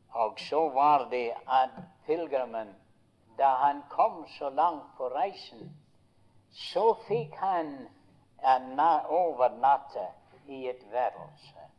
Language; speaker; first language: Norwegian; early bilingual, heritage; Norwegian